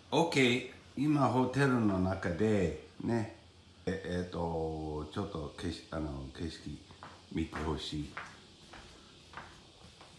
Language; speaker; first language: Japanese; non-native, fluent; English